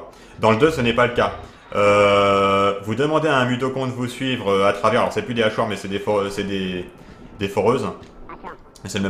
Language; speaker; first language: French; native; French